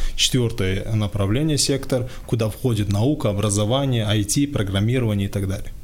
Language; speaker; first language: Russian; non-native, local second language; Tajik